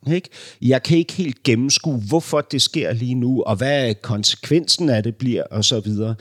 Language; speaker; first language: Danish; early bilingual, other home language; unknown